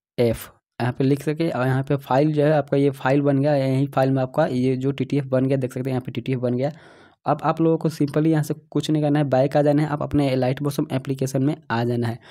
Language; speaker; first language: Hindi; native; Hindi